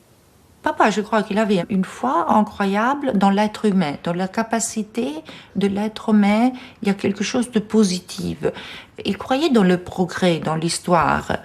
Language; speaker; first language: French; non-native, fluent; Italian